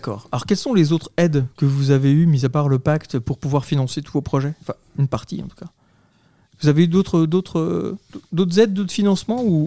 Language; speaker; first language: French; native; French